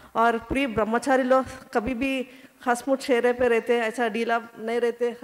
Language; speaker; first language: Hindi; non-native, local second language; Telugu